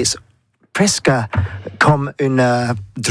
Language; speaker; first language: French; non-native, learner; English